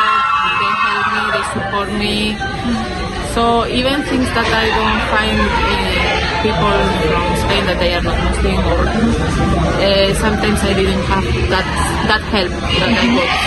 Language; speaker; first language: English; non-native, fluent; Spanish